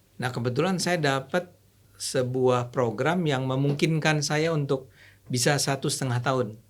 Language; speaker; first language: Indonesian; native; Indonesian